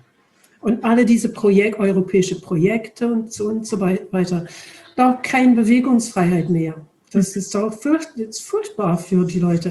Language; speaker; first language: German; non-native, fluent; English